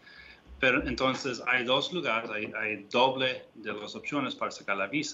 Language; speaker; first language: Spanish; non-native, fluent; English